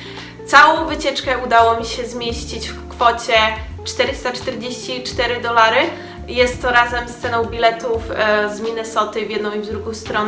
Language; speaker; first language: Polish; native; Polish